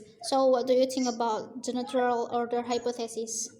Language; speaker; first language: English; non-native, learner; Indonesian